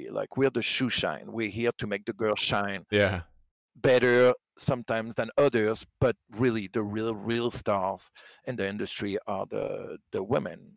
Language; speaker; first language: English; non-native, fluent; French